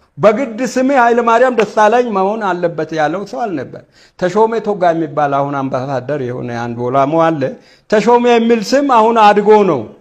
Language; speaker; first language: Amharic; non-native, local second language; Wolaytta